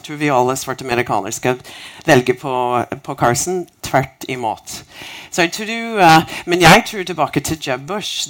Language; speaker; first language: Norwegian; non-native, fluent; English